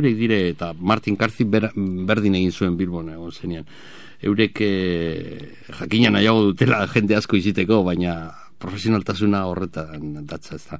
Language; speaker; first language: Basque; native; Basque